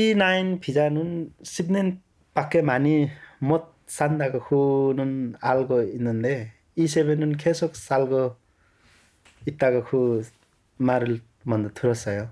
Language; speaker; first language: Korean; non-native, learner; Nepali